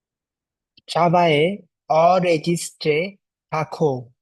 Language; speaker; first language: French; non-native, learner; Bangla